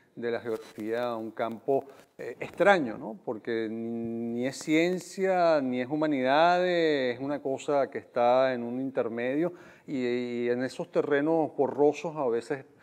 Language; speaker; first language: Spanish; native; Spanish